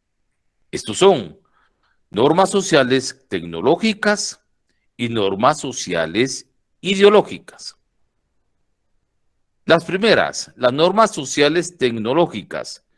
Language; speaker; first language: Spanish; native; Spanish